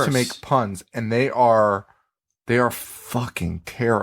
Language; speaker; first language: English; native; English